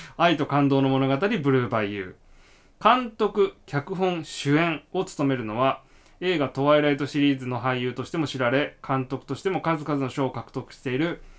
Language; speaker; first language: Japanese; native; Japanese